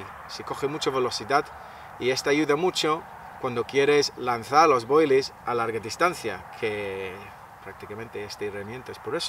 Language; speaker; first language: Spanish; non-native, fluent; English